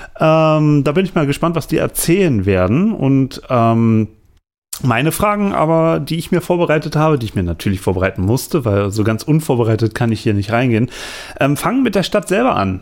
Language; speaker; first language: German; native; German